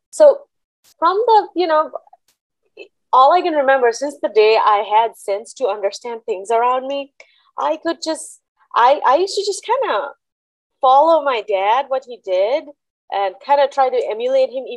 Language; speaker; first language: English; non-native, local second language; Bangla